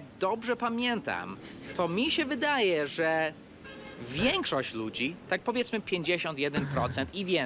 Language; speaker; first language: Polish; early bilingual, heritage; Polish